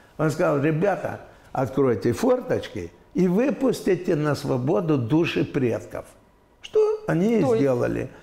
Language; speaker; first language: Russian; native; Russian